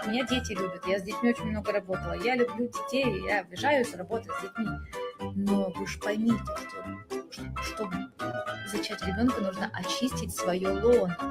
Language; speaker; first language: Russian; native; Russian